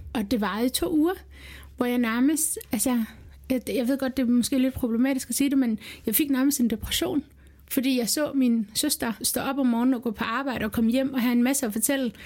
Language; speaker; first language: Danish; early bilingual, other home language; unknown